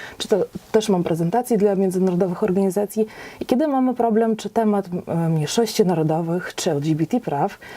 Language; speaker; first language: Polish; native; Polish